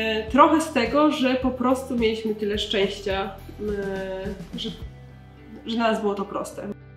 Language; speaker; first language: Polish; native; Polish